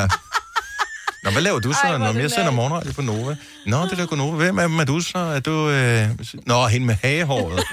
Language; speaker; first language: Danish; native; Danish